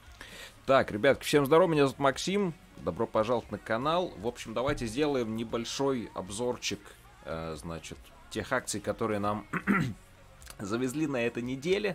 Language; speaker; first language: Russian; native; Russian